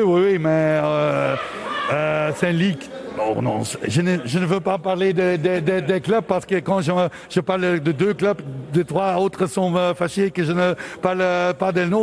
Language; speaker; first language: French; non-native, local second language; Dutch